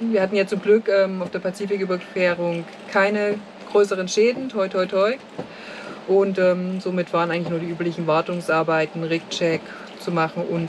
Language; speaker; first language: German; native; German